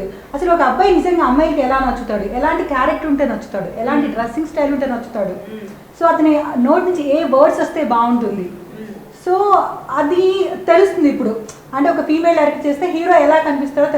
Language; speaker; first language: Telugu; native; Telugu